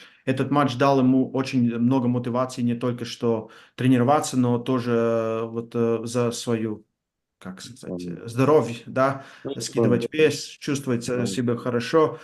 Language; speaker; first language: Russian; non-native, learner; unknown